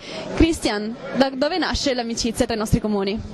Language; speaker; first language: Italian; native; Italian